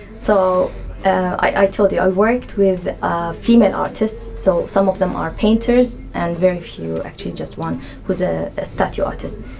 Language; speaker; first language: English; non-native, fluent; Arabic